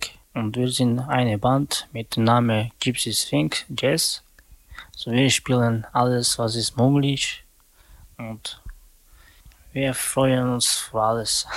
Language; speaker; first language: German; non-native, learner; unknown